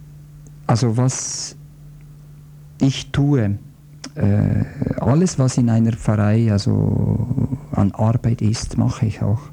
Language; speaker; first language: German; non-native, fluent; Croatian